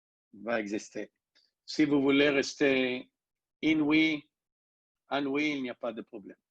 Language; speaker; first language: French; non-native, learner; Hebrew